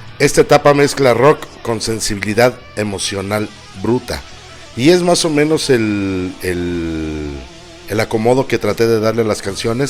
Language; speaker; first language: Spanish; native; Spanish